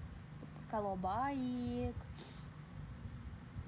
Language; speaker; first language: Indonesian; non-native, learner; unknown